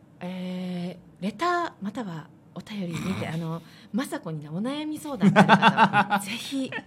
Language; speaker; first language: Japanese; native; Japanese